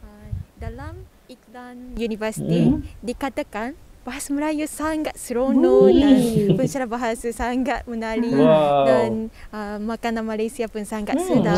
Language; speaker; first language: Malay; non-native, fluent; Japanese